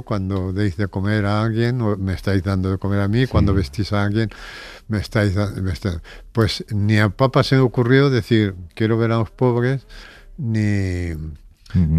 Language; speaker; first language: Spanish; native; Spanish